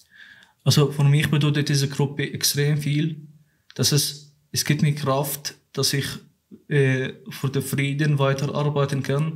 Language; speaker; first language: German; non-native, fluent; Arabic